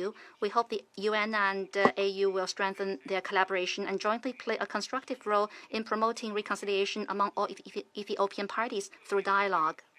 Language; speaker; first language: English; non-native, fluent; Chinese